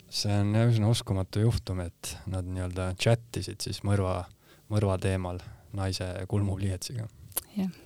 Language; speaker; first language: Estonian; native; Estonian